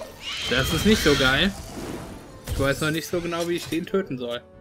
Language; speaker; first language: German; native; German